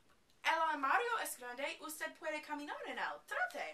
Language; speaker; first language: Spanish; non-native, learner; English